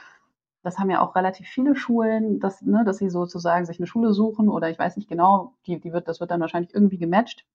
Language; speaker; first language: German; native; German